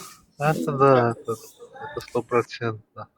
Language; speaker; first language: Russian; non-native, fluent; Georgian